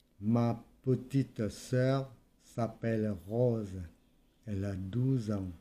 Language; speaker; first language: French; non-native, fluent; Vietnamese